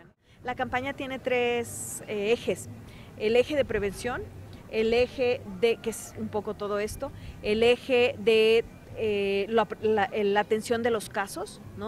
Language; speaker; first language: Spanish; native; Spanish